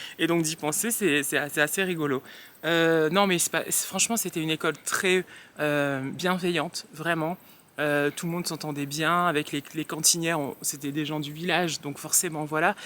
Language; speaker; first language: French; early bilingual, other home language; Réunion Creole French